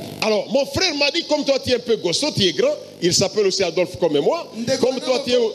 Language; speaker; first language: French; non-native, local second language; Lingala